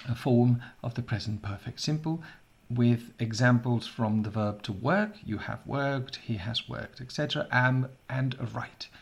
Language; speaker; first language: English; non-native, fluent; Catalan